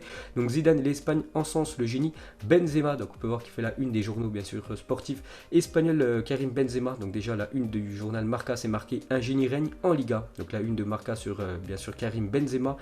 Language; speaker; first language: French; native; French